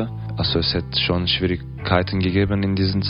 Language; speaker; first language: German; non-native, fluent; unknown